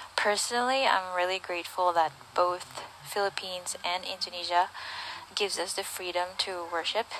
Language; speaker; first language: English; native; English